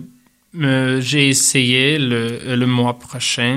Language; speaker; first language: French; non-native, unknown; Russian